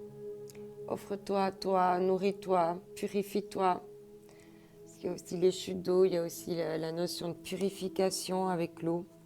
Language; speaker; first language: French; native; French